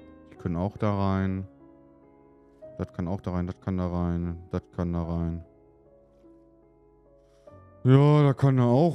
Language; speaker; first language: German; native; German